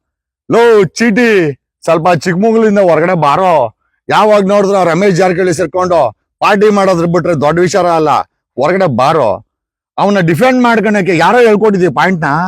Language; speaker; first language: Kannada; native; Kannada